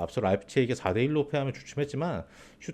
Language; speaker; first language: Korean; native; Korean